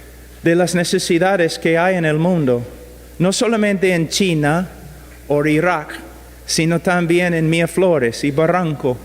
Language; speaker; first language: Spanish; non-native, fluent; English